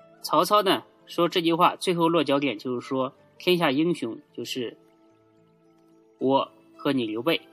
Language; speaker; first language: Chinese; native; Chinese